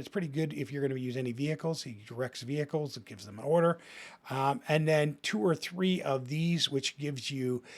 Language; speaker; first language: English; native; English